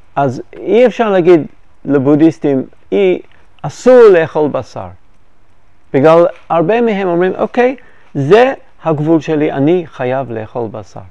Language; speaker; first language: Hebrew; non-native, fluent; English